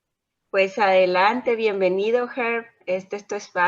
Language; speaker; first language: Spanish; native; Spanish